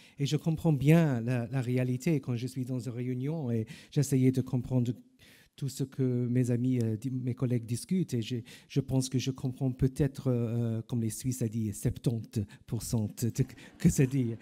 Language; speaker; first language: French; non-native, learner; English